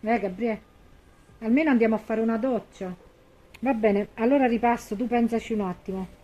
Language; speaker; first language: Italian; native; Italian